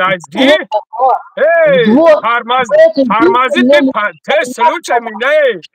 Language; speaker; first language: Russian; non-native, learner; Tajik